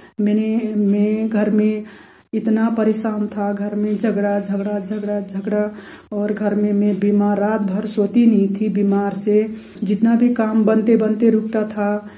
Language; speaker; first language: Hindi; non-native, local second language; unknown